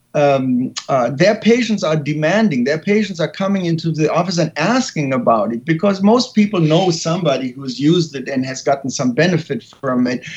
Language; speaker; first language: English; non-native, fluent; German